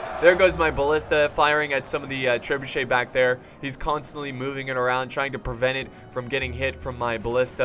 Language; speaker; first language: English; native; English